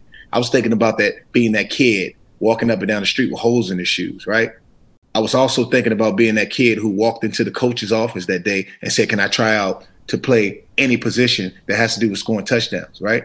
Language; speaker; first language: English; native; English